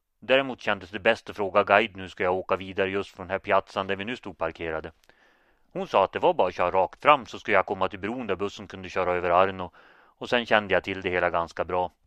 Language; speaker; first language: Swedish; native; Swedish